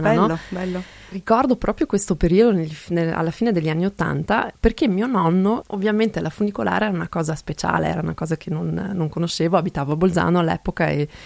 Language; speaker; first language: Italian; non-native, local second language; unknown